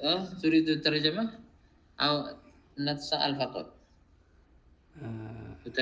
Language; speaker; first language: Arabic; non-native, fluent; Indonesian